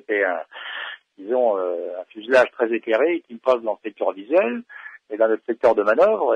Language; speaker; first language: French; native; French